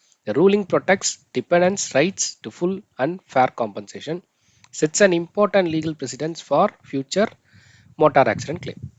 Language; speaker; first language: English; non-native, local second language; Tamil